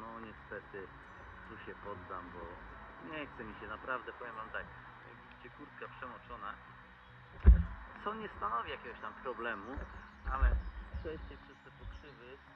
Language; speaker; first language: Polish; native; Polish